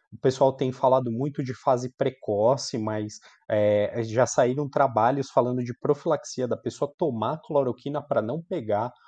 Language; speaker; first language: Portuguese; native; Portuguese